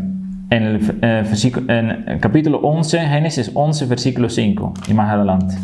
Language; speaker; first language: Spanish; non-native, fluent; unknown